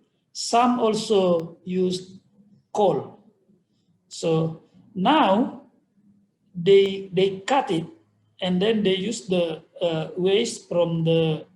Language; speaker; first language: English; non-native, fluent; Indonesian